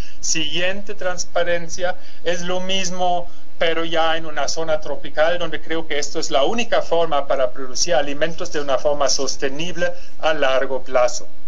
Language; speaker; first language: Spanish; non-native, fluent; German